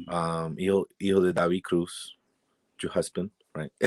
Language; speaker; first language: Spanish; early bilingual, heritage; English